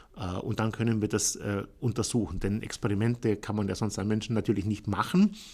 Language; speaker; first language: German; native; German